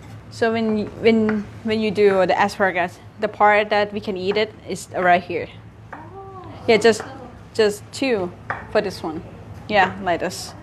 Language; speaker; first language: English; non-native, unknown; Thai